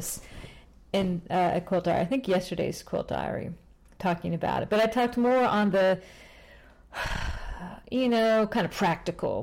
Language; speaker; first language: English; native; English